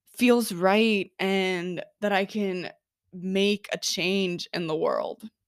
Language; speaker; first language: English; non-native, fluent; Norwegian